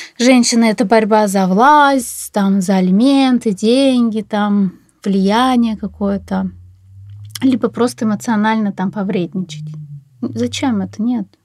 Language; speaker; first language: Russian; native; Russian